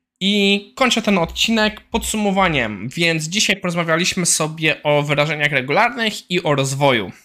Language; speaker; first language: Polish; native; Polish